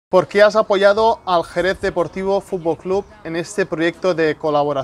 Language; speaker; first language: Spanish; native; Spanish